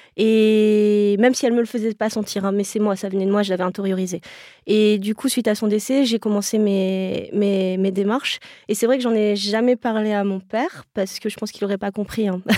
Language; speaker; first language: French; native; French